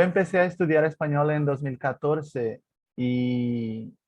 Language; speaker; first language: Spanish; non-native, fluent; Portuguese